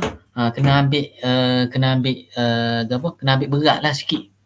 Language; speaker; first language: Malay; native; Malay